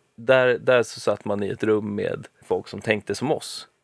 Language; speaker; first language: Swedish; native; Swedish